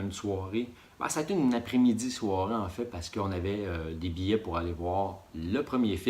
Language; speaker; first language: French; native; French